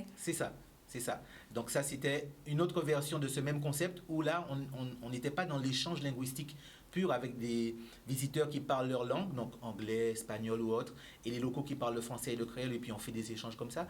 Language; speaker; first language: French; native; French